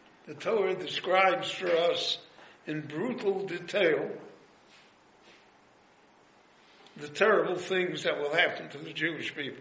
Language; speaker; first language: English; native; English